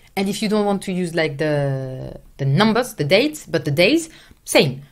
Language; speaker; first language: English; non-native, fluent; French